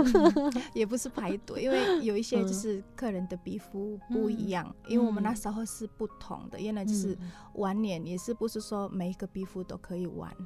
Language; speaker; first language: Chinese; non-native, fluent; Indonesian